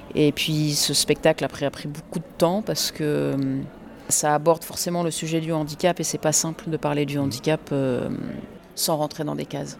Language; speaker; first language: French; early bilingual, other home language; English